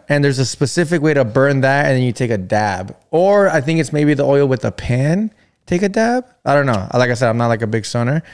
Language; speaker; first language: English; early bilingual, other home language; Spanish